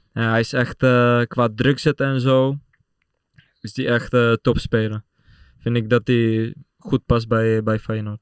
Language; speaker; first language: Dutch; non-native, fluent; Czech